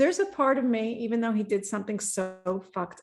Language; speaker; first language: English; native; English